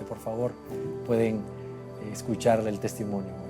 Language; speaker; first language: Spanish; native; Spanish